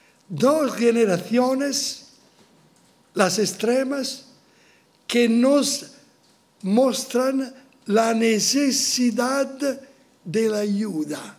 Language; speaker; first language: Spanish; non-native, fluent; Italian